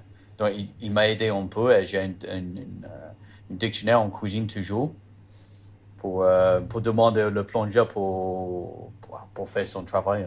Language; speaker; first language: French; non-native, learner; English